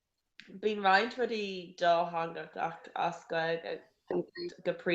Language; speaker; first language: Irish; non-native, local second language; English